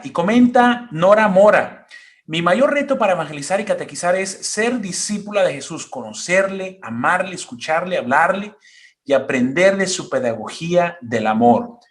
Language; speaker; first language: Spanish; native; Spanish